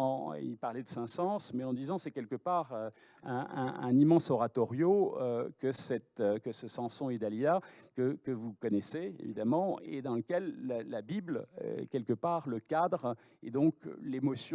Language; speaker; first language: French; native; French